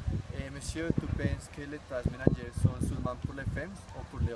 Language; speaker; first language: French; non-native, learner; Spanish